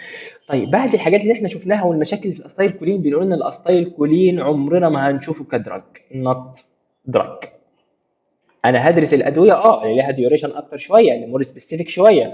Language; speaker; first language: Arabic; native; Arabic